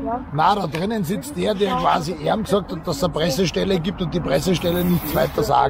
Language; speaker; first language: German; native; German